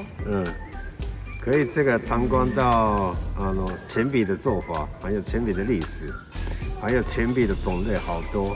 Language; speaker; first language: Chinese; non-native, learner; Japanese